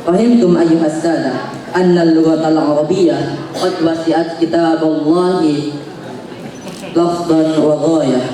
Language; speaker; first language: Arabic; non-native, learner; Indonesian